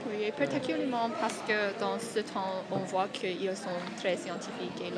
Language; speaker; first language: French; non-native, fluent; English